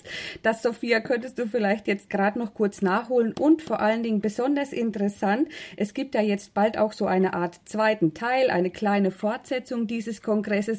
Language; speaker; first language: German; native; German